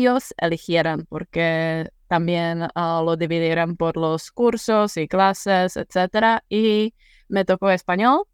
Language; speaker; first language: Spanish; non-native, fluent; Czech